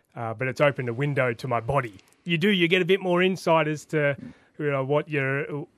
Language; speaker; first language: English; native; English